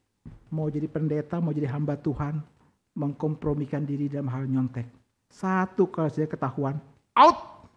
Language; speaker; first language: Indonesian; native; Indonesian